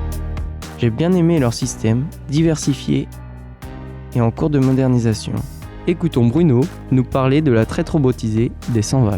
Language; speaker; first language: French; native; French